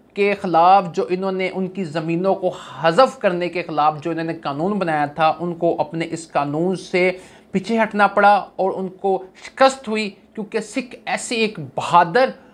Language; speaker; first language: Urdu; native; Urdu